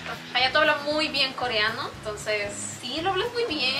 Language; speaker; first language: Spanish; native; Spanish